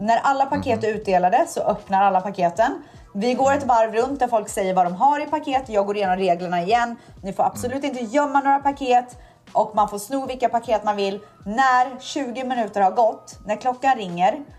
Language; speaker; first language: Swedish; native; Swedish